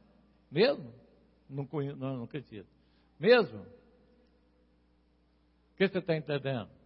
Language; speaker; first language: Portuguese; native; Portuguese